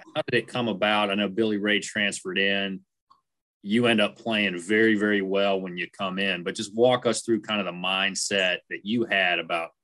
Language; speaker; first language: English; native; English